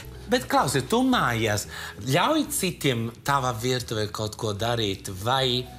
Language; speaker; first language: Latvian; non-native, fluent; Italian